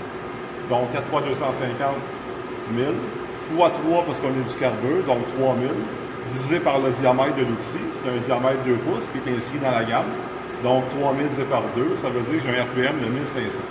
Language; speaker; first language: French; native; French